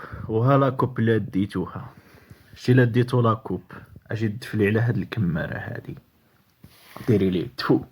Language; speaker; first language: Arabic; native; Arabic